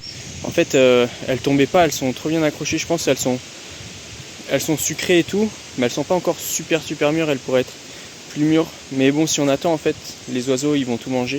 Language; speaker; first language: French; native; French